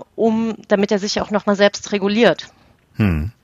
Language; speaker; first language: German; native; German